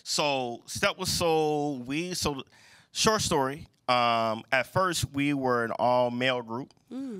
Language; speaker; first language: English; native; English